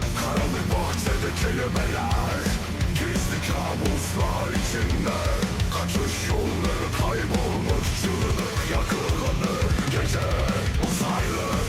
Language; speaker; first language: Turkish; native; Turkish